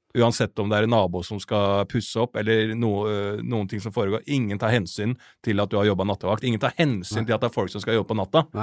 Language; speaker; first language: Norwegian; native; Norwegian